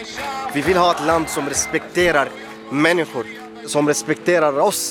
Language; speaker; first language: Swedish; non-native, fluent; Arabic